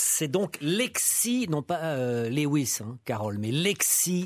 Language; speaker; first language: French; native; French